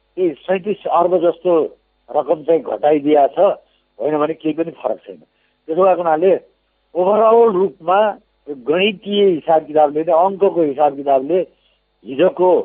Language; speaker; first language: Nepali; native; Nepali